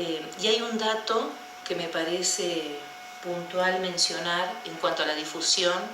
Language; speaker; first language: Spanish; native; Spanish